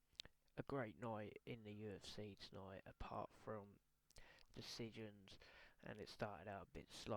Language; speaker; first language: English; native; English